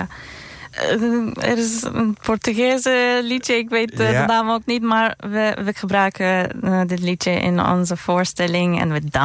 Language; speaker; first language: Dutch; non-native, learner; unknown